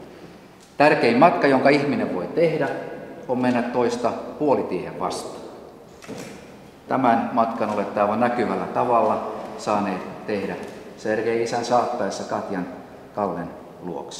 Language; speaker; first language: Finnish; native; Finnish